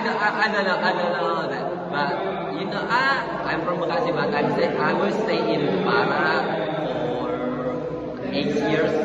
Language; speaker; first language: English; non-native, learner; Indonesian